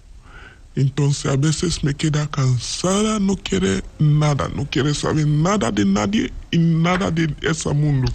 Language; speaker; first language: Spanish; non-native, learner; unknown